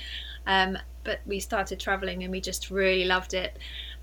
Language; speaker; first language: English; native; English